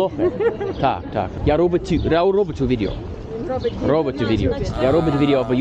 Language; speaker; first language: Ukrainian; non-native, learner; English